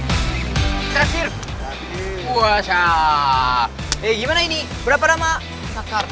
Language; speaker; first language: Indonesian; non-native, learner; Japanese